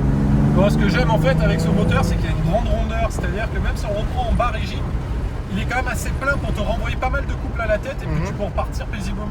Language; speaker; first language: French; native; French